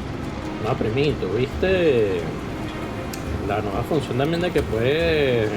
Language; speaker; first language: Spanish; native; Spanish